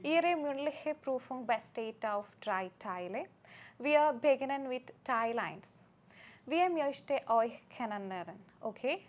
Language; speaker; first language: German; non-native, fluent; Malayalam